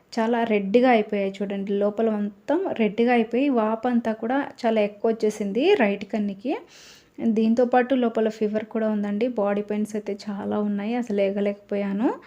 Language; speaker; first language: Telugu; native; Telugu